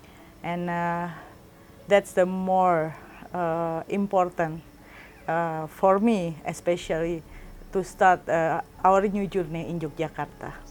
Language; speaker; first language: English; non-native, learner; Indonesian